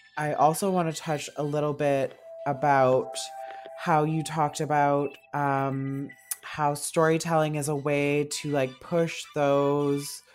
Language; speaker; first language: English; native; English